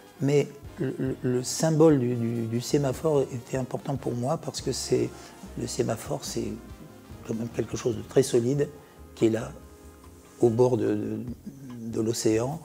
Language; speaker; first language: French; native; French